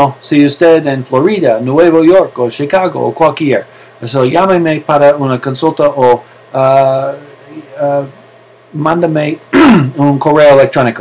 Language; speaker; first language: Spanish; non-native, learner; English